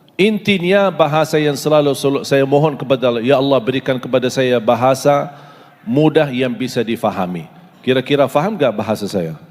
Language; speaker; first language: Indonesian; non-native, fluent; Arabic